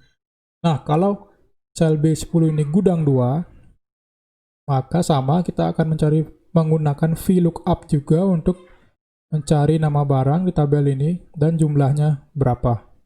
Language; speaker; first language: Indonesian; native; Indonesian